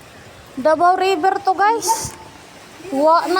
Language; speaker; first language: Filipino; non-native, local second language; Cebuano